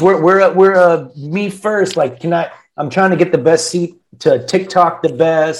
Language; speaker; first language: English; native; English